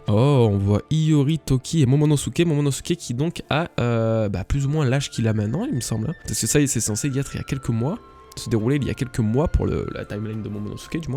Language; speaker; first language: French; native; French